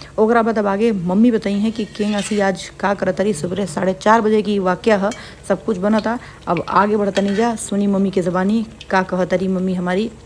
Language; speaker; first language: Bhojpuri; non-native, local second language; Hindi